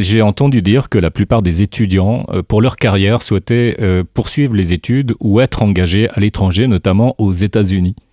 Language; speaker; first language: French; native; French